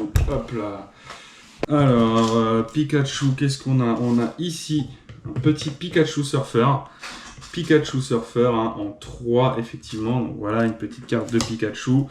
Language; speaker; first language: French; native; French